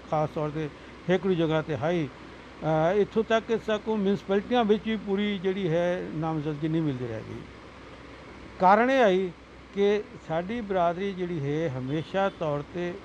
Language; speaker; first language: Punjabi; non-native, local second language; Saraiki